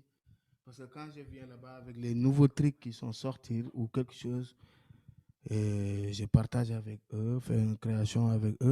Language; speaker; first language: French; non-native, local second language; Wolof